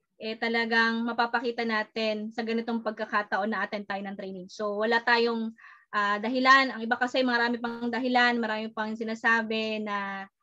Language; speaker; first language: Filipino; non-native, local second language; Bikol